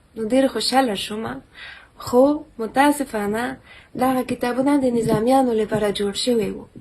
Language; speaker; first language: Pashto; non-native, fluent; French